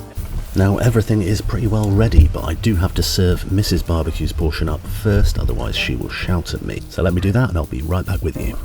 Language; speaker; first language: English; native; English